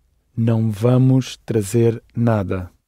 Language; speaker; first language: Portuguese; non-native, learner; English